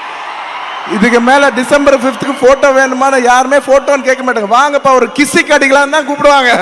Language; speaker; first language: Tamil; non-native, local second language; Telugu